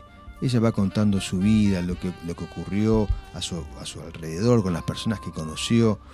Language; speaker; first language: Spanish; native; Spanish